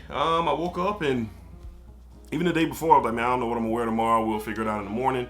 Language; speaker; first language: English; native; English